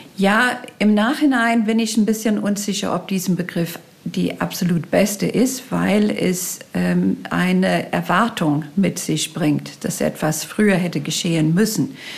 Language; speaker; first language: German; non-native, fluent; English